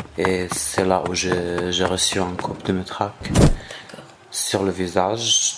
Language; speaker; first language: French; non-native, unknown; Arabic